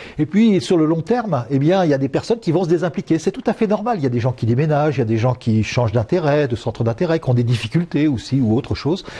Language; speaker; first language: French; native; French